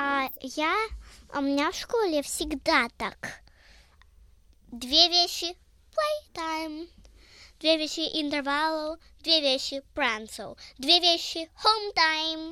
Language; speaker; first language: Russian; early bilingual, heritage; Russian